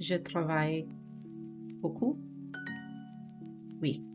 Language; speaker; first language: French; non-native, learner; English